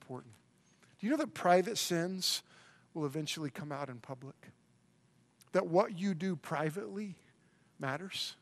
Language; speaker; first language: English; native; English